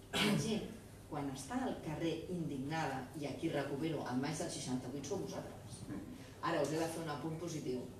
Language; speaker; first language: Catalan; non-native, local second language; Spanish